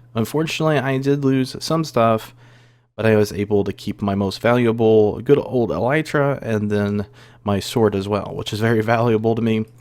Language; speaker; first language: English; native; English